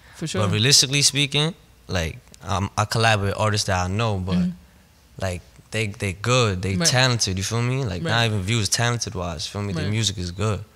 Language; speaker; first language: English; native; English